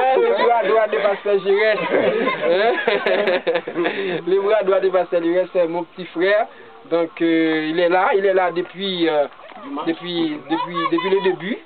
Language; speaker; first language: French; non-native, local second language; Haitian Creole